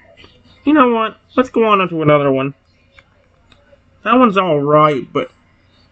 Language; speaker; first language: English; native; English